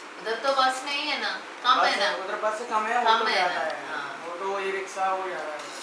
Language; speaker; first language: Hindi; non-native, local second language; Malayalam